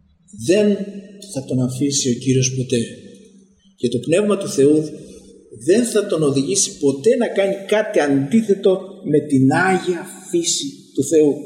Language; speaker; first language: Greek; native; Greek